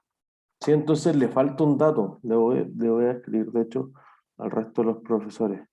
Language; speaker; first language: Spanish; native; Spanish